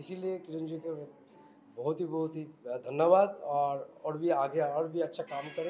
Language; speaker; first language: Hindi; non-native, local second language; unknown